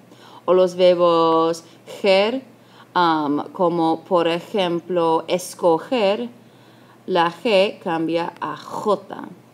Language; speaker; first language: Spanish; non-native, fluent; English